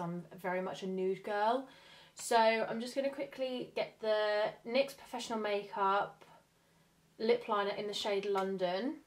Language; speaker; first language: English; native; English